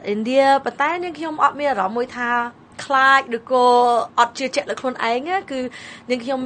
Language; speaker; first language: Khmer; early bilingual, heritage; Khmer